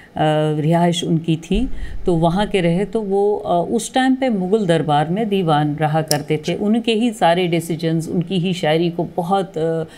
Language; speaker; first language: Hindi; non-native, local second language; Kashmiri